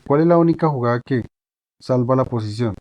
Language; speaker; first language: Spanish; native; Spanish